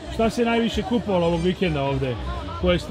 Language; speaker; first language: Serbian; native; Serbian